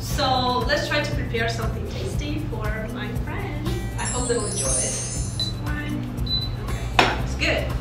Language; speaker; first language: English; non-native, fluent; Romanian